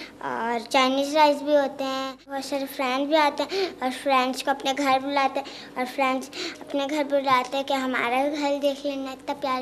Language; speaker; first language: Hindi; early bilingual, heritage; Urdu